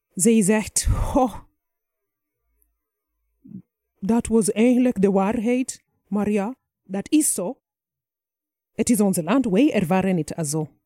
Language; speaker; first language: Dutch; non-native, fluent; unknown